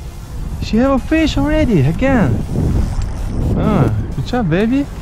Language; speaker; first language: English; non-native, learner; Ukrainian